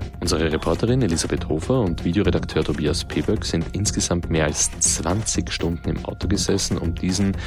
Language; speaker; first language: German; native; German